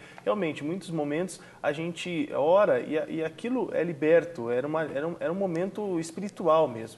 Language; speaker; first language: Portuguese; native; Portuguese